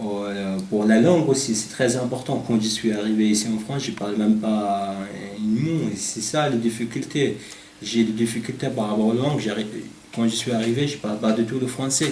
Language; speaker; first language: French; non-native, learner; Arabic